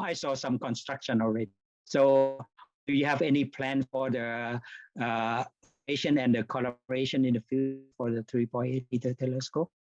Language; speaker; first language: English; non-native, fluent; Thai